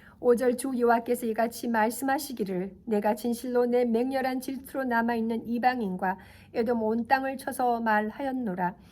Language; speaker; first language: Korean; native; Korean